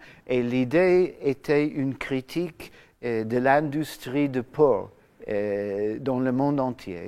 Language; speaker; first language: French; non-native, fluent; English